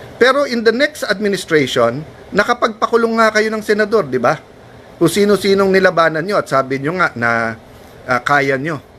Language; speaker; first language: Filipino; native; Filipino